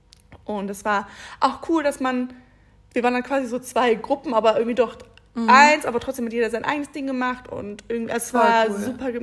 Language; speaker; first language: German; native; German